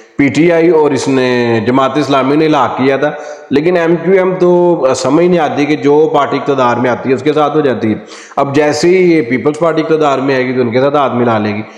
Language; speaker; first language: Urdu; non-native, local second language; Punjabi